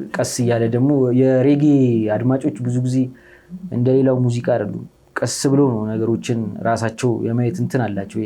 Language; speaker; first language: Amharic; native; Amharic